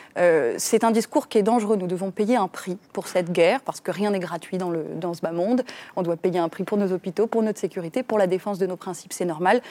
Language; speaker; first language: French; native; French